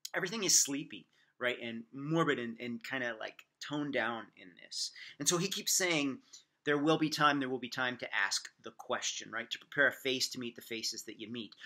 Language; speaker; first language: English; native; English